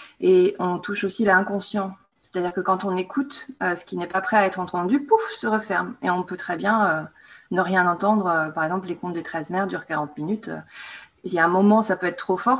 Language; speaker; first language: French; native; French